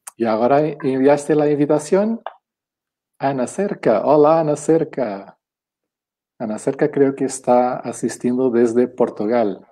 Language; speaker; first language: Spanish; non-native, fluent; Portuguese